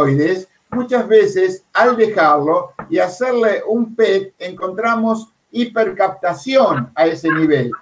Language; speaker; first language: Spanish; native; Spanish